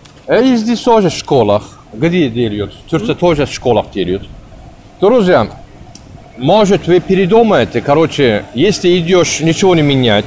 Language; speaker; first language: Russian; non-native, learner; Turkish